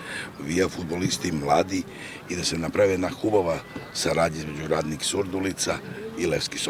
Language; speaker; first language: Bulgarian; non-native, learner; Serbian